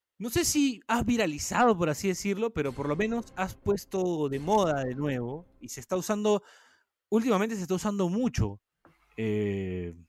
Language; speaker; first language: Spanish; native; Spanish